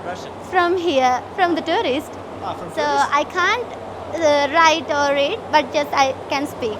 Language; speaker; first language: English; non-native, fluent; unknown